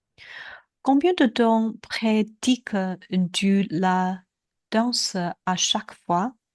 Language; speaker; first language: French; non-native, learner; Chinese